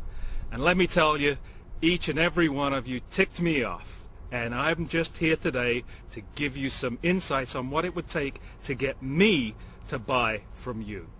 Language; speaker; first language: English; native; English